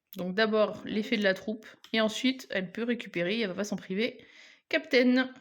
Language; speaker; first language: French; native; French